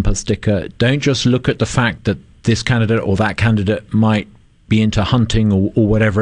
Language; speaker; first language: English; native; English